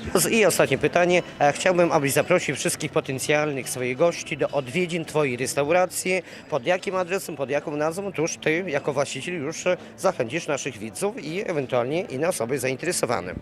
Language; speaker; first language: Polish; native; Polish